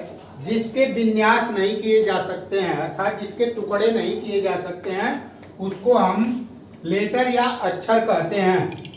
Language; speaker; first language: Hindi; native; Hindi